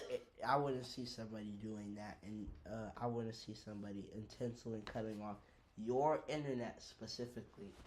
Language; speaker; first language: English; native; English